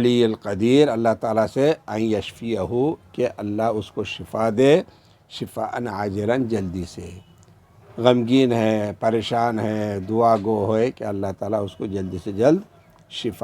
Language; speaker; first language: Urdu; native; Urdu